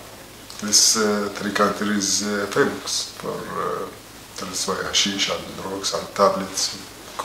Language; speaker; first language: English; non-native, learner; Arabic